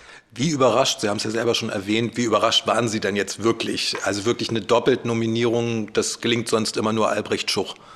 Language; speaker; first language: German; native; German